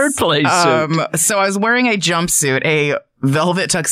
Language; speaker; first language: English; early bilingual, other home language; Chinese